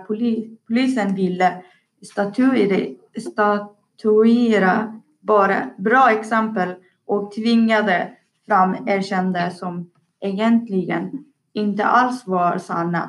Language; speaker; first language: Swedish; non-native, learner; Persian